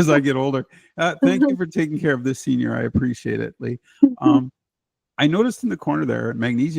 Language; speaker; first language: English; native; English